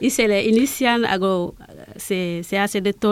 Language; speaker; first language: Spanish; non-native, learner; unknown